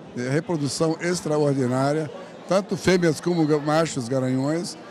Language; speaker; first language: Portuguese; non-native, fluent; Arabic